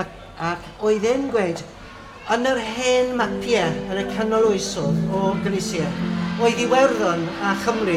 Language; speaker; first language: Welsh; non-native, fluent; English